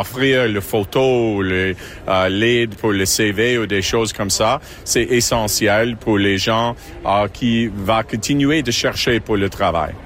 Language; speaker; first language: French; non-native, local second language; English